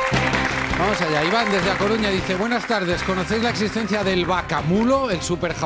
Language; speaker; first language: Spanish; native; Spanish